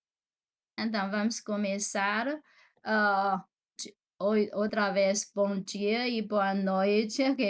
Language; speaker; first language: Portuguese; non-native, fluent; Chinese